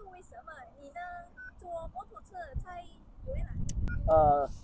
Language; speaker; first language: Chinese; non-native, learner; Indonesian